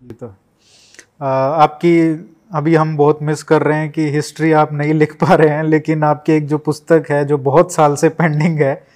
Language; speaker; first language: Hindi; native; Hindi